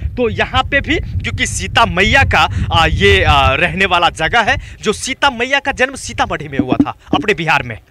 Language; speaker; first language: Hindi; native; Hindi